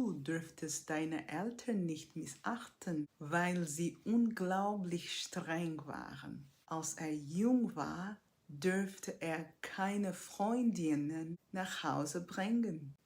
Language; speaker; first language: German; non-native, fluent; Portuguese